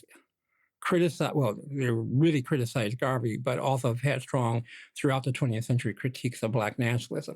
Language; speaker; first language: English; native; English